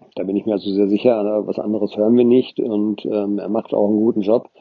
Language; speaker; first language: German; native; German